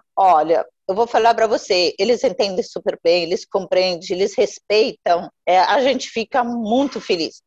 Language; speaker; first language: Portuguese; non-native, fluent; Arabic